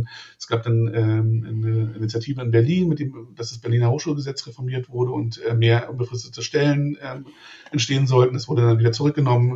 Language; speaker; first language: German; native; German